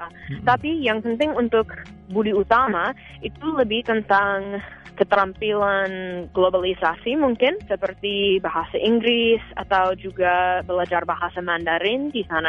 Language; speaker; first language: Indonesian; non-native, fluent; English